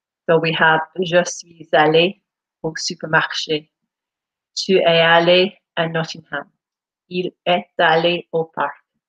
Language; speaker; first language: French; non-native, fluent; English